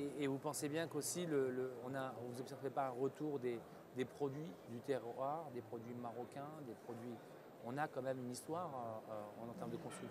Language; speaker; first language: French; non-native, local second language; Arabic